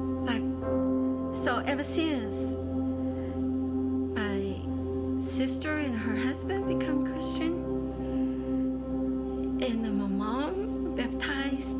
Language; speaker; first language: English; non-native, fluent; Chinese